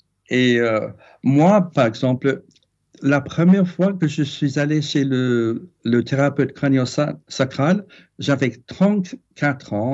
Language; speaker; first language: French; non-native, fluent; English